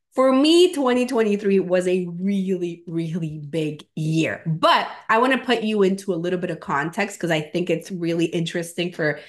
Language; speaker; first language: English; non-native, fluent; Spanish